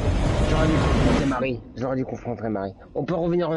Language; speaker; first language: French; native; French